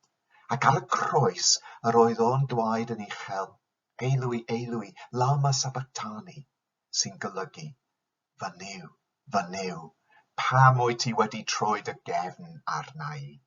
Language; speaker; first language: Welsh; non-native, fluent; English